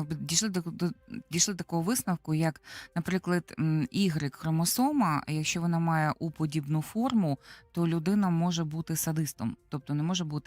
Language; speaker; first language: Ukrainian; native; Ukrainian